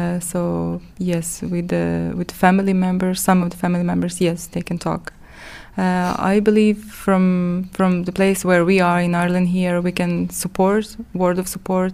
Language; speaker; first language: English; non-native, fluent; Ukrainian